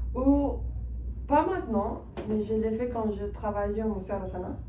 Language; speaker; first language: French; non-native, fluent; Spanish